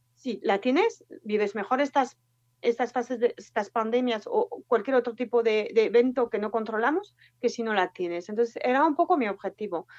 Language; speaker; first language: Spanish; non-native, fluent; French